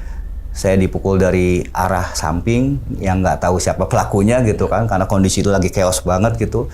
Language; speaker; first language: Indonesian; native; Indonesian